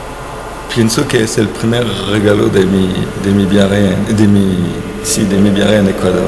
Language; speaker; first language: Spanish; non-native, learner; French